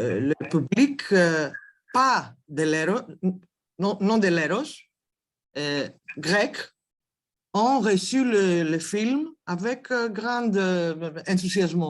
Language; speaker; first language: French; non-native, learner; Greek